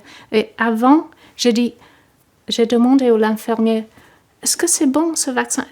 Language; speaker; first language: French; non-native, fluent; English